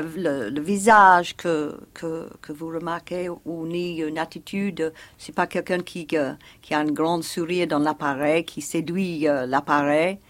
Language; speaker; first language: French; non-native, fluent; English